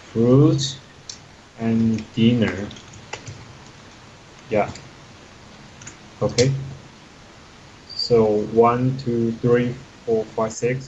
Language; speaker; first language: English; non-native, learner; Chinese